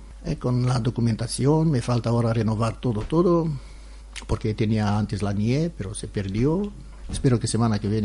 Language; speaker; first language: Spanish; non-native, learner; Romanian